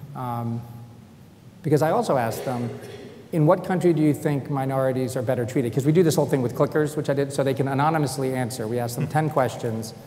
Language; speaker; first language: English; native; English